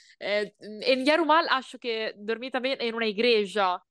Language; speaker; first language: Portuguese; non-native, learner; Italian